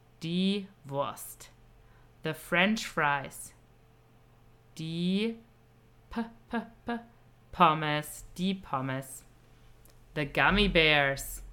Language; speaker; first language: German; non-native, fluent; English